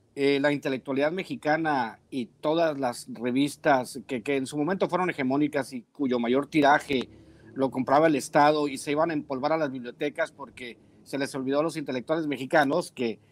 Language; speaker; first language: Spanish; native; Spanish